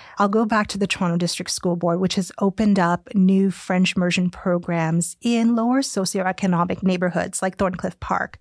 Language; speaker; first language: English; early bilingual, other home language; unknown